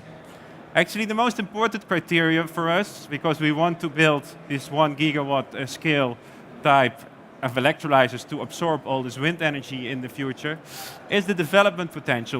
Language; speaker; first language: English; non-native, fluent; Dutch